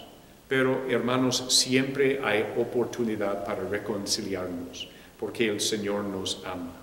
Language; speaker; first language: Spanish; non-native, fluent; English